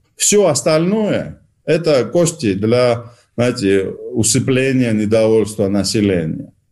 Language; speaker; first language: Russian; non-native, local second language; Georgian